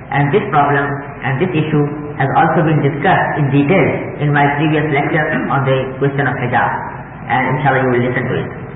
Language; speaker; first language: English; non-native, local second language; Urdu